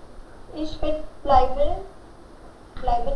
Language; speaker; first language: German; non-native, learner; Hindi